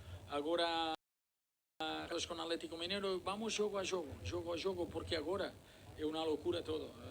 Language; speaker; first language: Portuguese; non-native, learner; Spanish